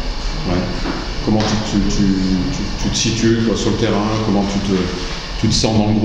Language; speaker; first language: French; native; French